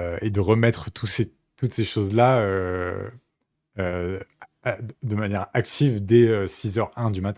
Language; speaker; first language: French; native; French